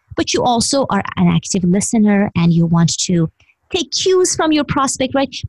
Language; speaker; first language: English; non-native, fluent; Persian